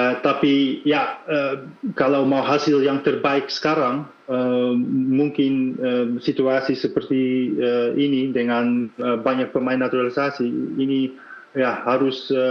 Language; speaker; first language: Indonesian; non-native, fluent; Dutch